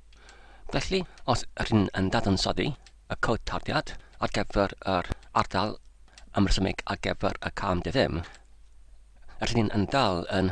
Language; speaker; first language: Welsh; non-native, learner; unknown